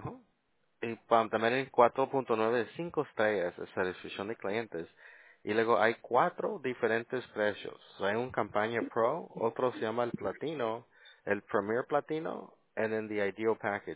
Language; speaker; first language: Spanish; early bilingual, heritage; Spanish